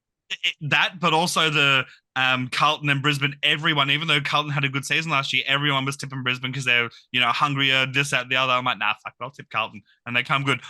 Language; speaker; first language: English; native; English